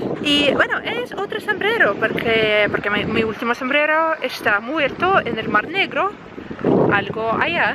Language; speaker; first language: Spanish; non-native, learner; Russian